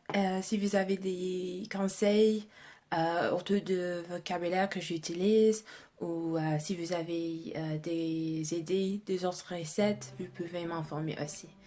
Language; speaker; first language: French; non-native, fluent; English